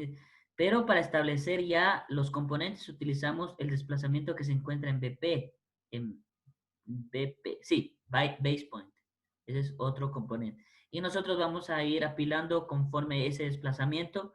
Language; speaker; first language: Spanish; native; Spanish